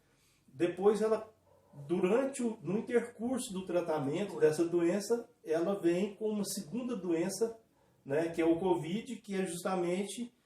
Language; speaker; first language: Portuguese; native; Portuguese